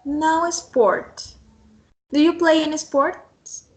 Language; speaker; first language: English; non-native, fluent; Spanish